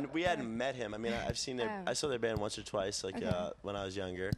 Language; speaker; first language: English; native; English